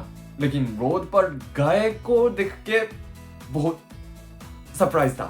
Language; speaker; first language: Hindi; non-native, learner; Japanese